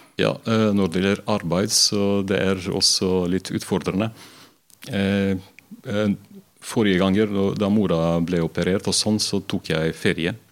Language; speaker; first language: Norwegian; non-native, fluent; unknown